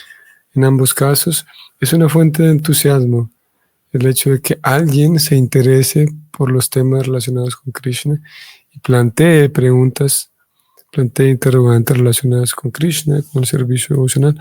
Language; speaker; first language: Spanish; native; Spanish